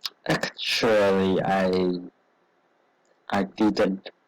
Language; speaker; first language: English; non-native, learner; Chinese